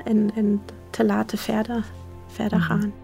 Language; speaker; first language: Dutch; non-native, fluent; German